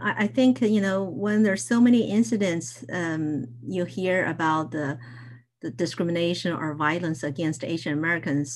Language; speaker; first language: English; non-native, fluent; Chinese